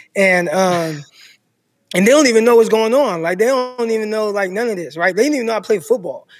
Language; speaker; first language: English; native; English